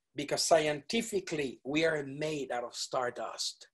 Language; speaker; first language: English; non-native, fluent; Spanish